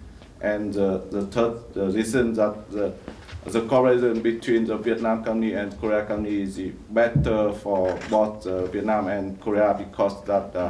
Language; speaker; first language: English; non-native, learner; Vietnamese